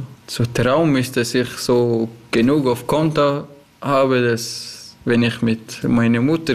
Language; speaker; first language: German; non-native, learner; Persian